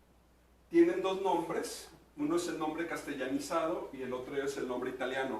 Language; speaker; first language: Spanish; native; Spanish